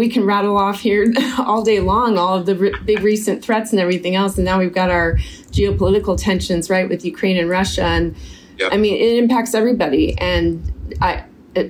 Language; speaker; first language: English; native; English